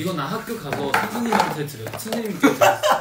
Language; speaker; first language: Korean; non-native, fluent; Chinese